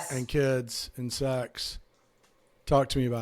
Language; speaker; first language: English; native; English